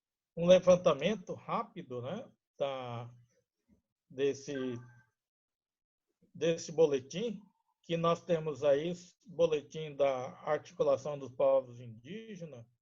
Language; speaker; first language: Portuguese; non-native, local second language; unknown